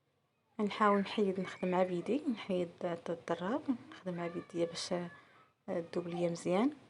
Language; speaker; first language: Arabic; native; Arabic